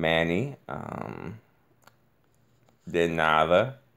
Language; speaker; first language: Spanish; non-native, learner; English